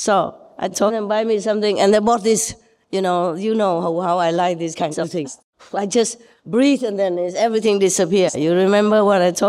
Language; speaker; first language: English; non-native, fluent; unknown